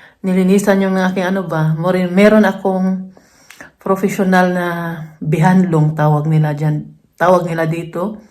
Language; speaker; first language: Filipino; non-native, local second language; Cebuano